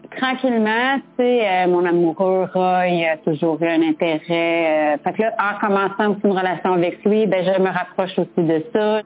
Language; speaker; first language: French; native; French